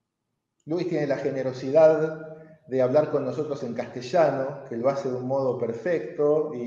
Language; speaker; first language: Spanish; native; Spanish